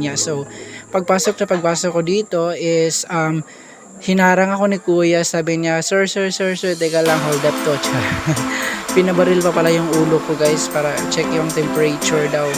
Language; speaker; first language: Filipino; non-native, local second language; Cebuano